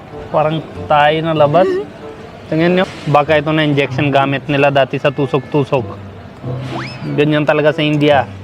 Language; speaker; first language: Filipino; non-native, learner; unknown